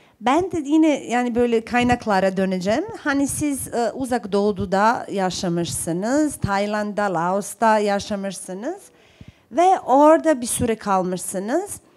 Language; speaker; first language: Turkish; non-native, fluent; Bosnian